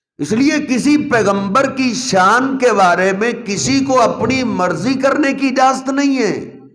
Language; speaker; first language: Urdu; non-native, local second language; Punjabi